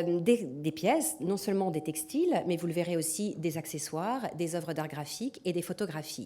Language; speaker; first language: French; native; French